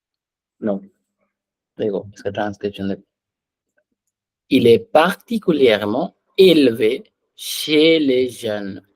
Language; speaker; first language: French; non-native, fluent; Hindi